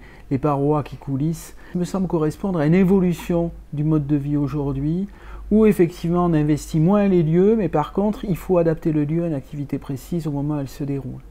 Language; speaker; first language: French; native; French